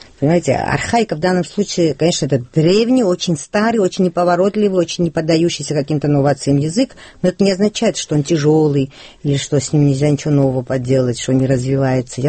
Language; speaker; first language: Russian; non-native, local second language; Georgian